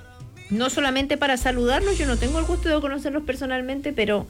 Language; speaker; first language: Spanish; native; Spanish